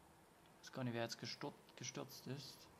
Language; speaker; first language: German; native; German